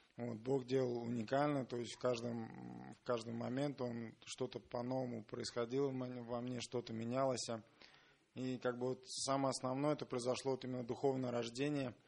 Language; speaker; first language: Russian; native; Russian